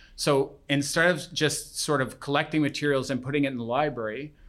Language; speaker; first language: English; native; English